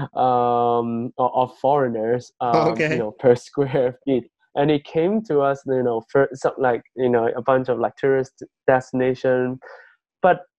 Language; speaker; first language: English; non-native, fluent; Chinese